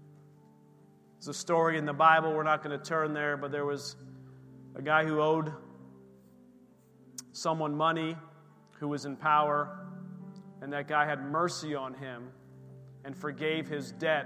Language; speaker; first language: English; native; English